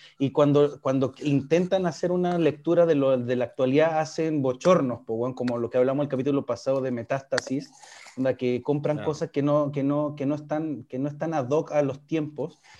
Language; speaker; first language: Spanish; native; Spanish